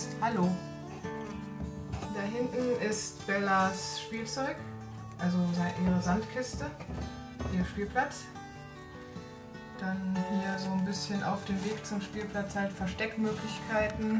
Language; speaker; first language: German; native; German